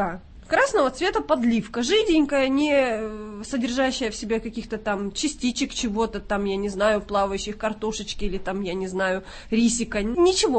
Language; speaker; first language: Russian; native; Russian